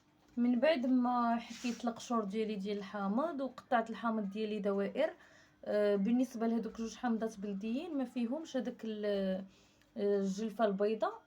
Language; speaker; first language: Arabic; native; Arabic